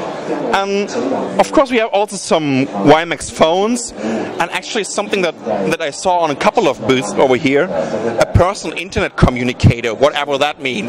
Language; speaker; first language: English; non-native, fluent; German